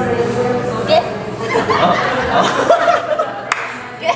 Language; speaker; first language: Spanish; non-native, learner; Korean